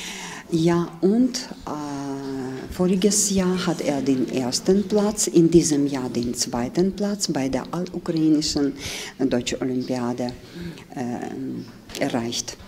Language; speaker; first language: German; non-native, fluent; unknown